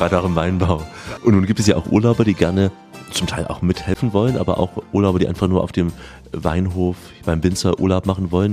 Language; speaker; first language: German; native; German